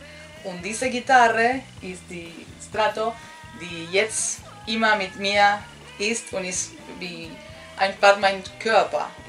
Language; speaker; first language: German; non-native, fluent; Spanish